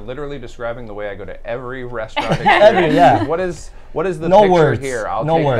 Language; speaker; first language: English; native; English